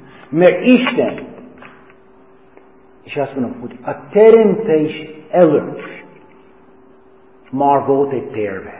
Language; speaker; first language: Hungarian; non-native, learner; English